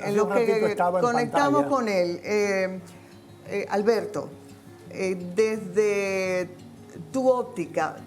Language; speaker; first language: Spanish; native; Spanish